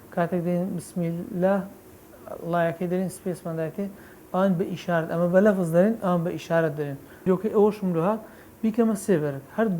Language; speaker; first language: Central Kurdish; native; Central Kurdish